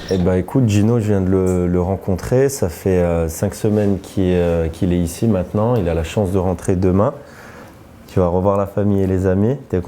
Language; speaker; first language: French; native; French